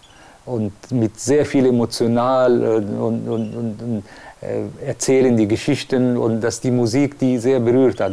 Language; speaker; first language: German; non-native, fluent; Persian